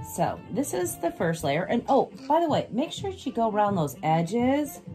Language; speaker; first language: English; native; English